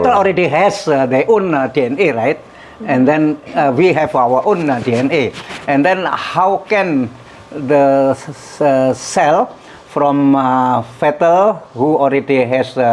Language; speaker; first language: English; non-native, learner; Indonesian